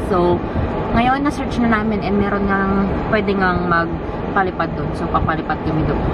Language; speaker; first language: Filipino; native; Filipino